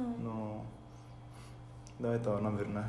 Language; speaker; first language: Russian; non-native, fluent; Japanese